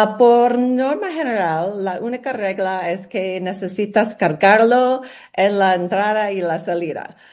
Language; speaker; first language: Spanish; non-native, learner; English